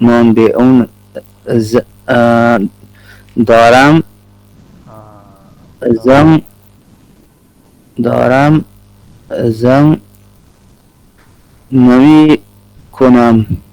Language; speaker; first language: Persian; non-native, learner; Urdu